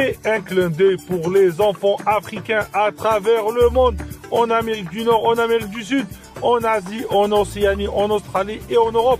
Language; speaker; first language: French; non-native, local second language; Arabic